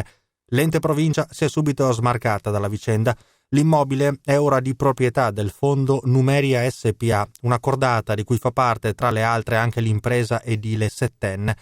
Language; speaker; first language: Italian; native; Italian